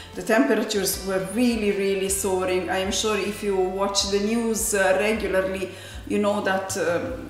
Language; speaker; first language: English; non-native, fluent; Italian